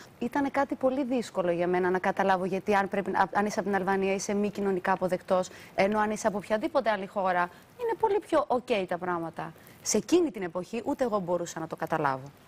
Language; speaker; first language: Greek; early bilingual, other home language; Albanian